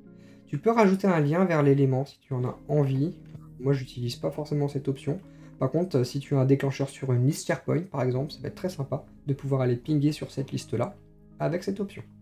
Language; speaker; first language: French; native; French